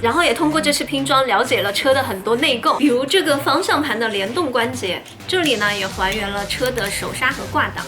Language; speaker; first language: Chinese; native; Chinese